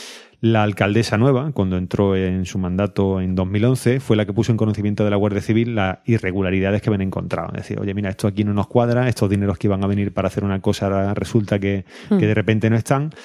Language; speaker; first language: Spanish; native; Spanish